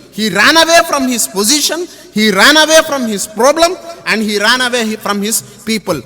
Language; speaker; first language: English; non-native, local second language; Telugu